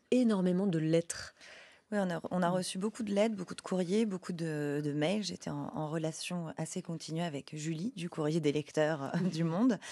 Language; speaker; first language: French; native; French